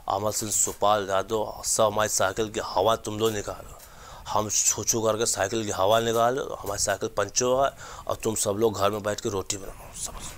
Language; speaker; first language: Hindi; native; Hindi